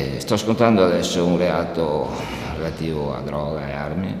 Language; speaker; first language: Italian; native; Italian